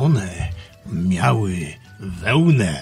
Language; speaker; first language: Polish; native; Polish